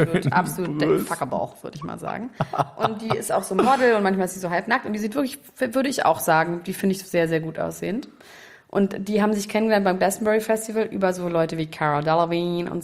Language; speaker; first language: German; native; German